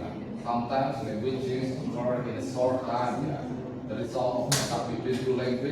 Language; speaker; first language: English; non-native, fluent; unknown